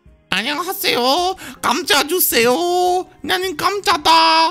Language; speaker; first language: Japanese; non-native, learner; English